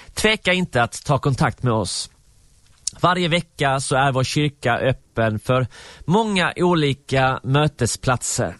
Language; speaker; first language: Swedish; native; Swedish